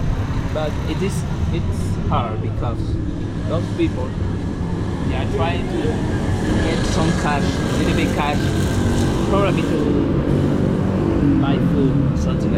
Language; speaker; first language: English; non-native, fluent; Spanish